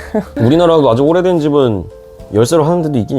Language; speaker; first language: Korean; native; Korean